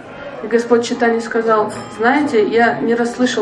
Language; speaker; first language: Russian; native; Russian